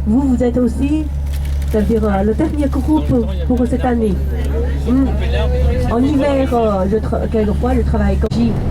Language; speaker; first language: French; non-native, learner; Chinese